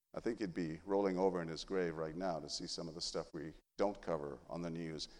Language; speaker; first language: English; early bilingual, other home language; Spanish